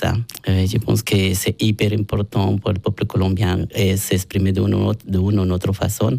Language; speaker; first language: French; non-native, learner; Spanish